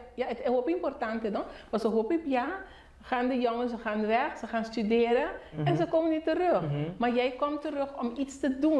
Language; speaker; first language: Dutch; non-native, local second language; Papiamento